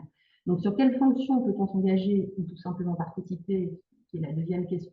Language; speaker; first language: French; native; French